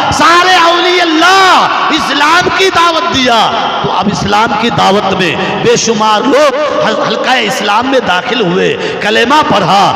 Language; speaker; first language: Urdu; non-native, local second language; Bangla